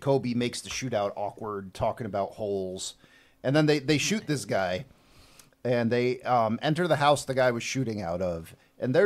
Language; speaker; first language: English; native; English